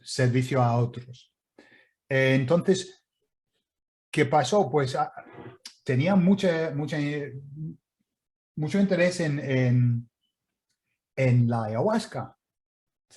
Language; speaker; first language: Spanish; non-native, fluent; English